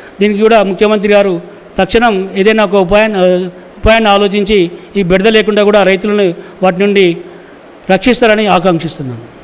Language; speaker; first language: Telugu; native; Telugu